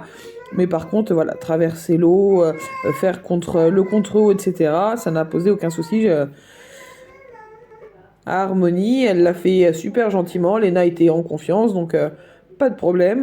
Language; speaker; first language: French; native; French